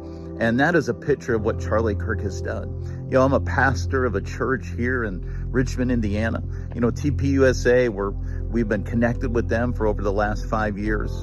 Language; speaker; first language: English; native; English